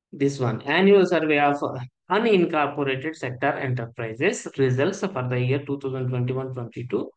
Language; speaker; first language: English; non-native, local second language; Telugu